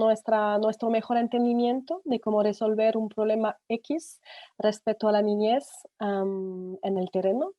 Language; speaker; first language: Spanish; non-native, fluent; French